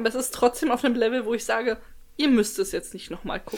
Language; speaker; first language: German; native; German